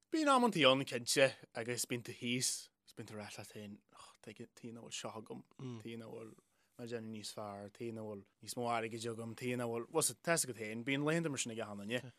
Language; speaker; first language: Irish; native; Irish